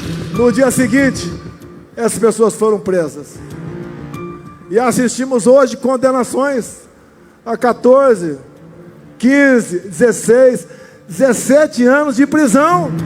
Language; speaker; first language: Portuguese; native; Portuguese